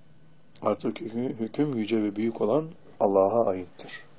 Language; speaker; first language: Turkish; native; Turkish